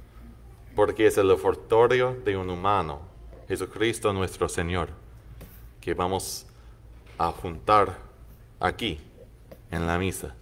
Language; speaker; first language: Spanish; non-native, fluent; English